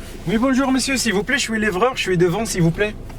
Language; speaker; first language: French; non-native, learner; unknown